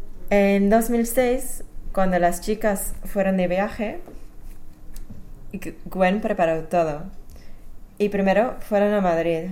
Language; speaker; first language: Spanish; non-native, fluent; English